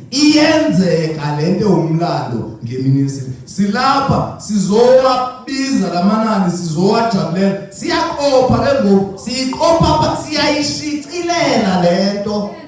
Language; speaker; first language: Zulu; non-native, local second language; Xhosa